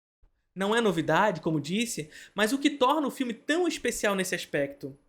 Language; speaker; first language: Portuguese; native; Portuguese